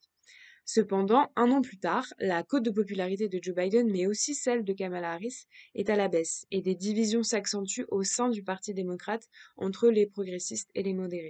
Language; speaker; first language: French; native; French